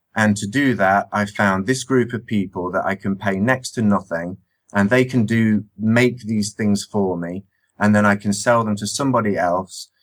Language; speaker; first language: English; native; English